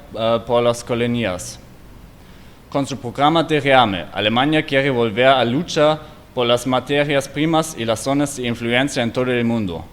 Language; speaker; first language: Spanish; non-native, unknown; German